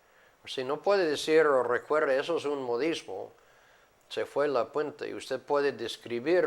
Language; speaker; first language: Spanish; non-native, fluent; English